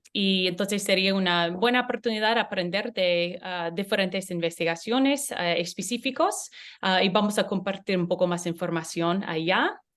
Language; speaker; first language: Spanish; non-native, learner; English